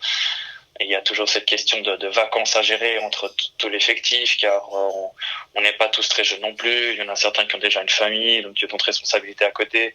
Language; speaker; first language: French; early bilingual, other home language; Portuguese